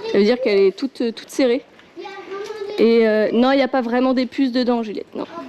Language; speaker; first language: French; native; French